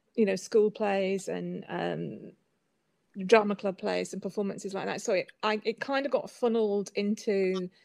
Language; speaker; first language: English; native; English